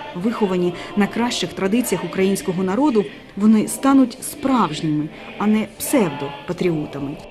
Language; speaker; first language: Ukrainian; native; Ukrainian